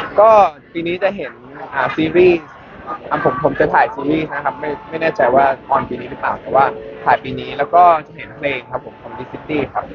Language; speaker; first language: Thai; native; Thai